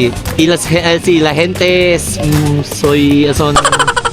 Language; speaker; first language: Spanish; non-native, learner; Filipino